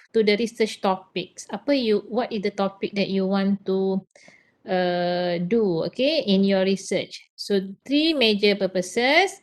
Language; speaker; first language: English; non-native, local second language; Malay